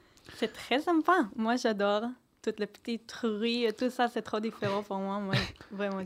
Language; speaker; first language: French; early bilingual, heritage; Hebrew